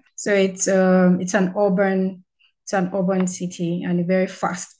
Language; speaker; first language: English; non-native, local second language; Yoruba